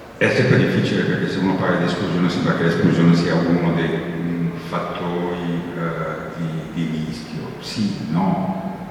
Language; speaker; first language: Italian; native; Italian